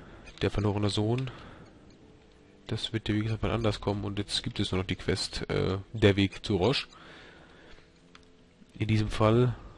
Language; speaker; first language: German; native; German